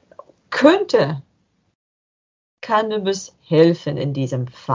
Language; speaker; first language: German; non-native, learner; English